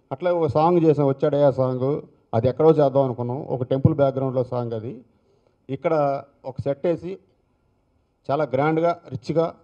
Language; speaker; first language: Telugu; native; Telugu